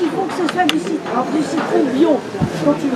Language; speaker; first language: French; native; French